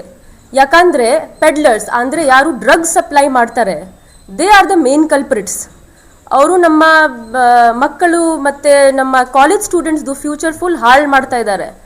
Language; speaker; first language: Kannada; non-native, fluent; Hindi